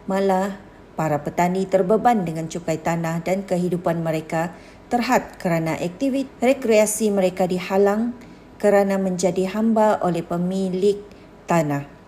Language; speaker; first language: Malay; native; Malay